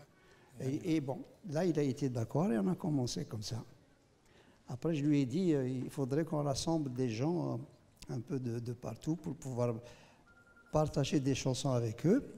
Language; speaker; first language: French; non-native, local second language; Kabyle